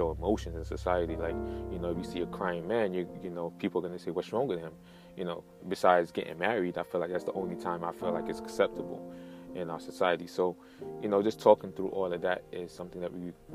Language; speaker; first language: English; native; English